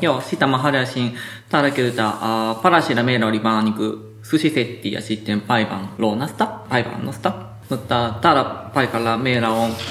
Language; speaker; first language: Finnish; non-native, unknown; Japanese